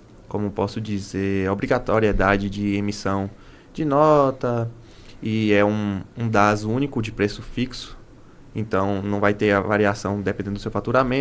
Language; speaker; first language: Portuguese; native; Portuguese